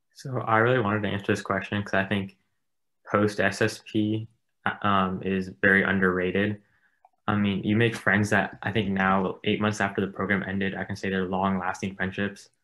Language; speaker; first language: English; native; English